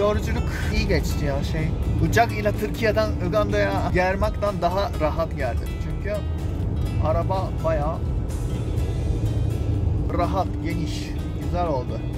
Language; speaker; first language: Turkish; non-native, fluent; Japanese